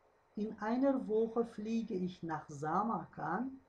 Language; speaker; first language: German; non-native, fluent; Uzbek